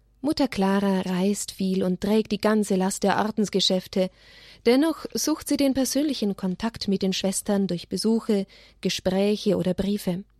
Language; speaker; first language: German; native; German